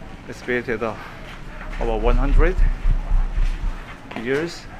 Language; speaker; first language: English; non-native, fluent; Korean